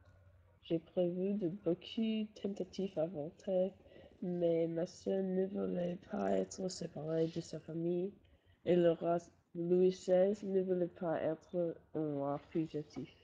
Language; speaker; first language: French; non-native, learner; English